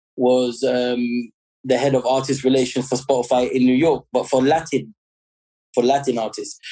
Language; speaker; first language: English; native; English